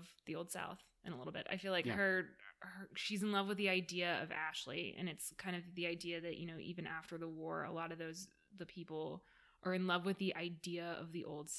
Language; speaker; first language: English; native; English